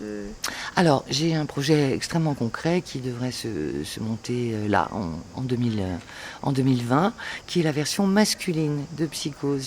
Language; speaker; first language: French; native; French